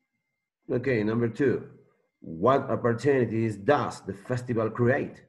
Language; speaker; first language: English; non-native, learner; Spanish